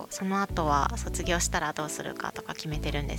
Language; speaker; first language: Japanese; native; Japanese